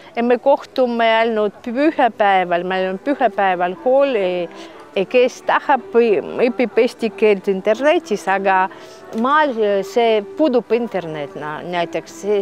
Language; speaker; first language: Estonian; early bilingual, heritage; Estonian